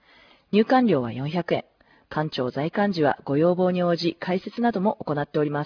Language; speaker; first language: Japanese; native; Japanese